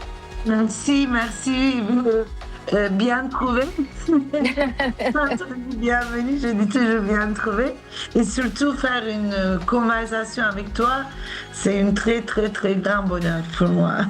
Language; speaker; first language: French; non-native, fluent; Turkish